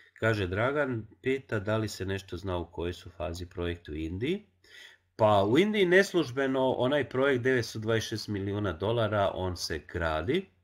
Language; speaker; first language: Croatian; non-native, local second language; Hungarian